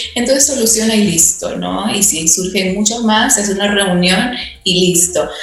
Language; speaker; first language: Spanish; native; Spanish